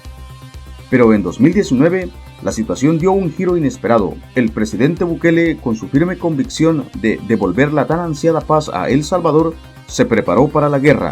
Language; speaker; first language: Spanish; native; Spanish